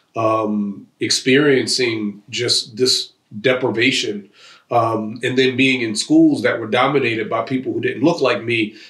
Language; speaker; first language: English; native; English